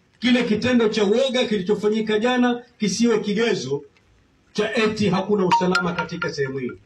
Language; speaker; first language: Swahili; native; Swahili